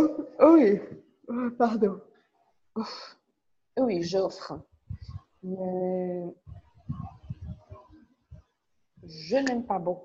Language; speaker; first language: French; non-native, learner; Portuguese